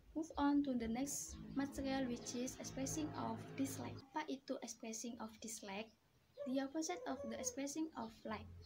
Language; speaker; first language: English; non-native, learner; Indonesian